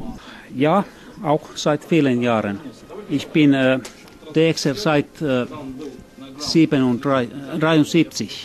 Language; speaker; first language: German; non-native, fluent; Finnish